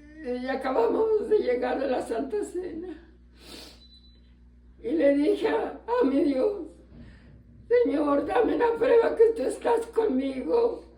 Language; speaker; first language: Spanish; native; Spanish